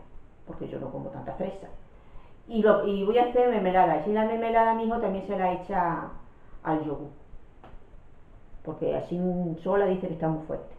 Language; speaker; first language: Spanish; native; Spanish